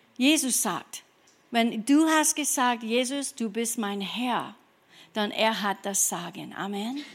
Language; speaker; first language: German; non-native, fluent; English